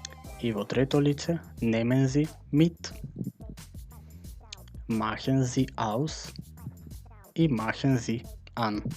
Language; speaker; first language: German; non-native, fluent; Macedonian